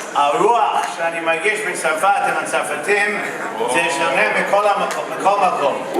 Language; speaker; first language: Hebrew; non-native, fluent; English